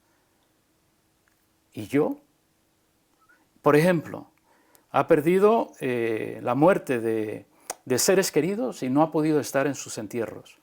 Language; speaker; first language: Spanish; early bilingual, other home language; English